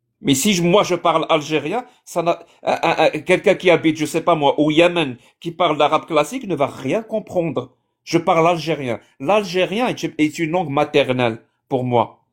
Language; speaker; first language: French; native; French